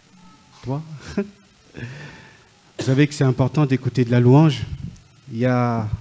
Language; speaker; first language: French; native; French